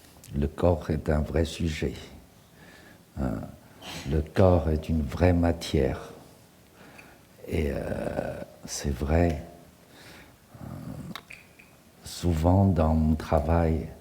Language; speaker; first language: French; non-native, fluent; Chinese